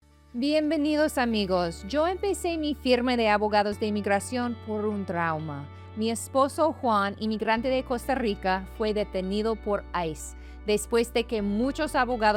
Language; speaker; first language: Spanish; non-native, fluent; English